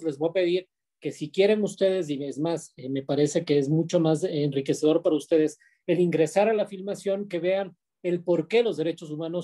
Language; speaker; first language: Spanish; native; Spanish